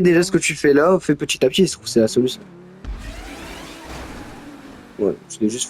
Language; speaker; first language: French; native; French